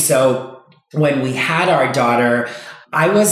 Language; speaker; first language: English; native; English